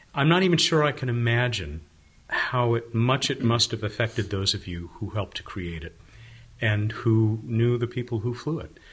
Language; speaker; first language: English; native; English